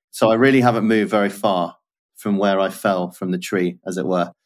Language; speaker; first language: English; native; English